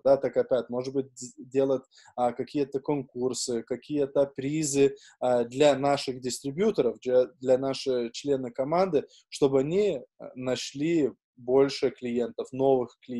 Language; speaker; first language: Russian; non-native, fluent; Lithuanian